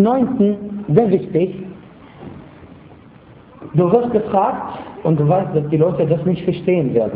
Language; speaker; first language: German; non-native, fluent; Arabic